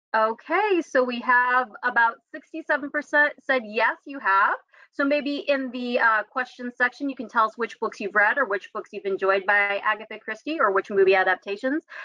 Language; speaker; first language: English; native; English